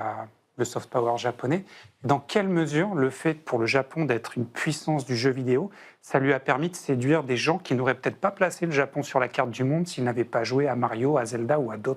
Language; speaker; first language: French; native; French